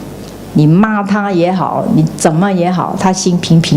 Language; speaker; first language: Chinese; native; Chinese